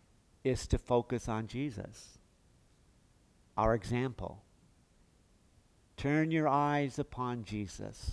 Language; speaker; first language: English; native; English